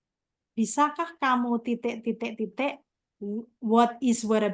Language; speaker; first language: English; non-native, fluent; Indonesian